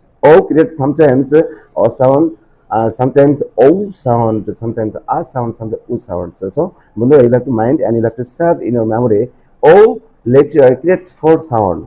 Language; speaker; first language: English; non-native, local second language; Bangla